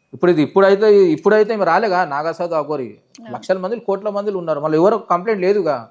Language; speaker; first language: Telugu; native; Telugu